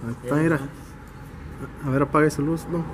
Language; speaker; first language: Spanish; native; Spanish